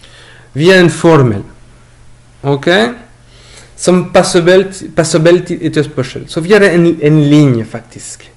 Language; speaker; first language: Norwegian; non-native, learner; French